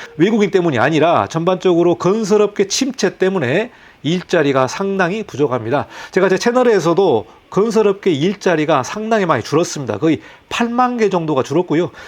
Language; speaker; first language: Korean; native; Korean